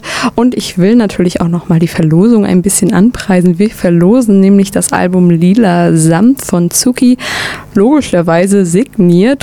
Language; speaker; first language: German; native; German